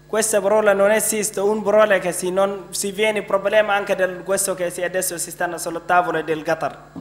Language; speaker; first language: Italian; non-native, learner; Arabic